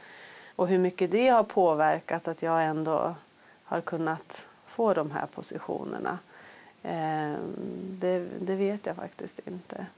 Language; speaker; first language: Swedish; native; Swedish